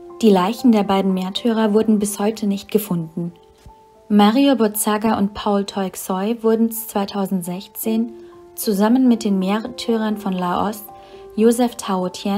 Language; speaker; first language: German; native; German